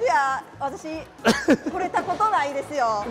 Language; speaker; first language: Japanese; native; Japanese